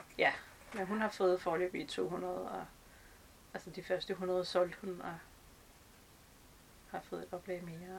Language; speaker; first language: Danish; native; Danish